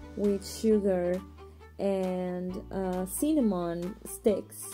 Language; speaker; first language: English; non-native, fluent; Portuguese